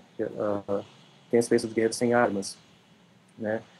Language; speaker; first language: Portuguese; native; Portuguese